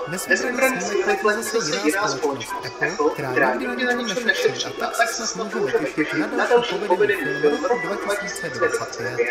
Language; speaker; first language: Czech; native; Czech